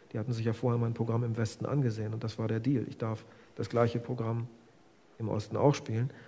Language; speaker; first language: German; native; German